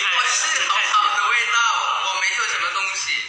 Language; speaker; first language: Chinese; non-native, learner; Thai